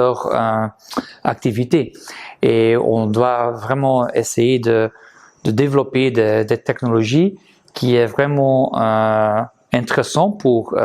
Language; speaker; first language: French; non-native, fluent; Dutch